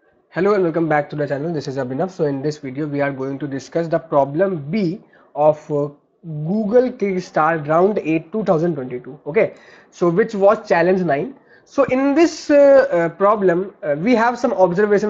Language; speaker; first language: English; non-native, local second language; Hindi